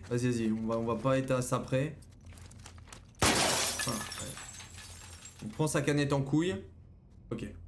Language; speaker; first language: French; native; French